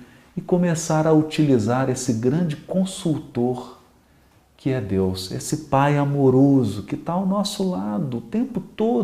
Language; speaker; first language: Portuguese; native; Portuguese